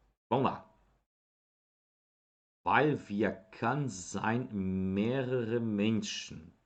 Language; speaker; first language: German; non-native, fluent; Portuguese